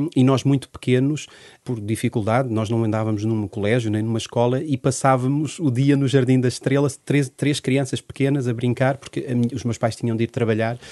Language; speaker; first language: Portuguese; native; Portuguese